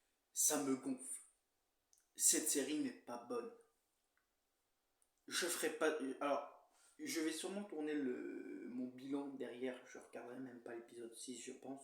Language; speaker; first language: French; native; French